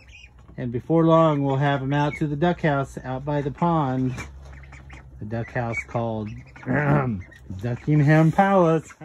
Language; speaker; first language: English; native; English